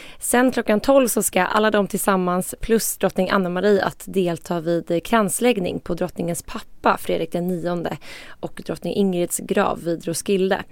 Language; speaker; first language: Swedish; native; Swedish